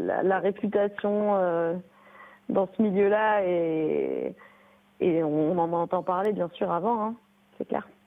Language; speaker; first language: French; native; French